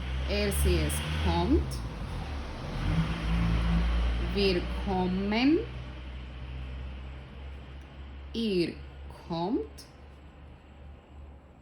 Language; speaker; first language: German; non-native, fluent; Spanish